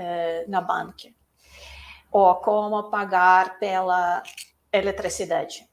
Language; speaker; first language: Portuguese; non-native, learner; Russian